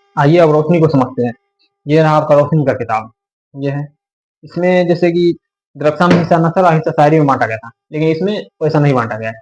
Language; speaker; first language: Hindi; native; Hindi